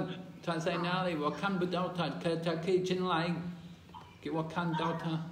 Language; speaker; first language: Chinese; non-native, fluent; English